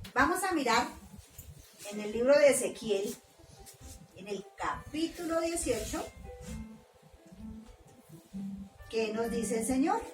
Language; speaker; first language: Spanish; native; Spanish